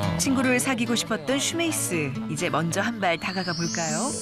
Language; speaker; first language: Korean; native; Korean